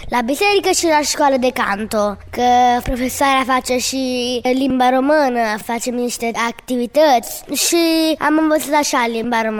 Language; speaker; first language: Romanian; early bilingual, heritage; Romanian